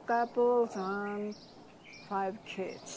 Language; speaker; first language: English; non-native, learner; Spanish